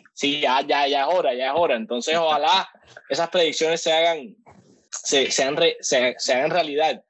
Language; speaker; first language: Spanish; native; Spanish